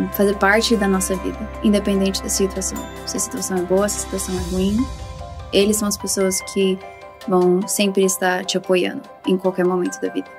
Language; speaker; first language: Portuguese; early bilingual, heritage; Portuguese